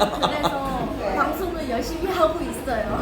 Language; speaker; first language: Korean; non-native, fluent; Vietnamese